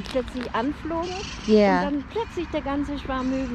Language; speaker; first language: German; native; German